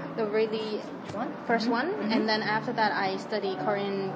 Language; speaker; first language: English; non-native, fluent; Cantonese